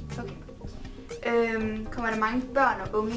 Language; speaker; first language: Danish; native; Danish